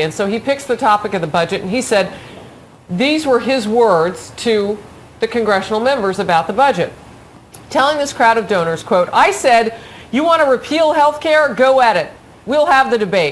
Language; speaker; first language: English; native; English